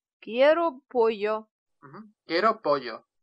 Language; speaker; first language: Spanish; non-native, fluent; Russian